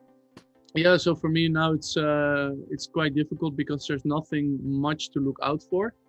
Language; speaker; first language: English; non-native, fluent; Dutch